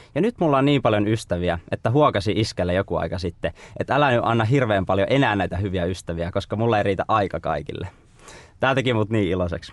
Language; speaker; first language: Finnish; native; Finnish